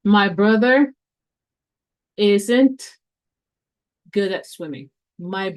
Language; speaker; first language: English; non-native, fluent; Spanish